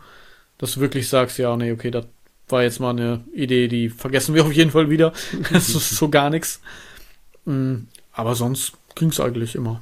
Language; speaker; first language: German; native; German